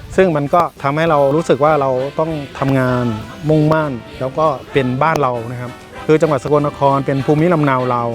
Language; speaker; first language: Thai; native; Thai